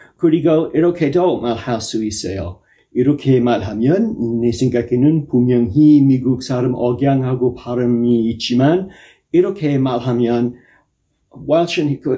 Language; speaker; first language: Korean; non-native, fluent; English